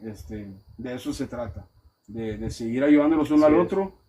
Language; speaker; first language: Spanish; early bilingual, other home language; English